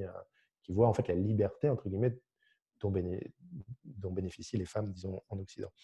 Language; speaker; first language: French; native; French